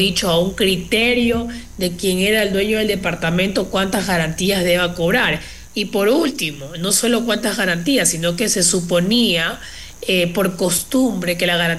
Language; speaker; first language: Spanish; native; Spanish